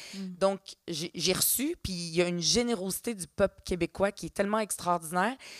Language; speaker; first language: French; early bilingual, other home language; Arabic